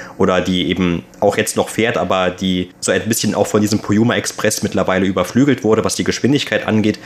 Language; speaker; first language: German; native; German